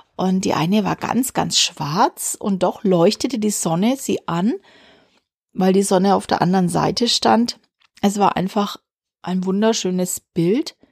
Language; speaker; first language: German; native; German